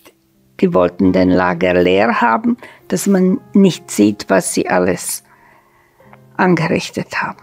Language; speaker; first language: German; non-native, fluent; Slovak